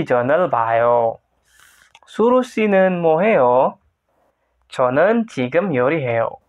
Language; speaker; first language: Korean; non-native, fluent; Indonesian